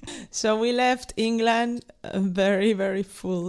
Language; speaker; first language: English; non-native, fluent; Spanish